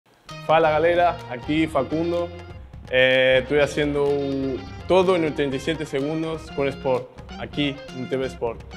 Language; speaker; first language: Portuguese; non-native, learner; Spanish